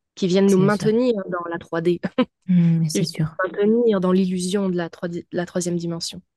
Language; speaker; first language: French; native; French